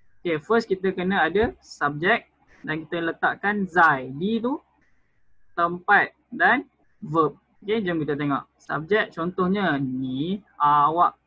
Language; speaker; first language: Malay; native; Malay